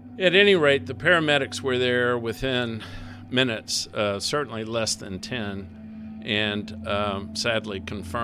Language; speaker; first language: English; native; English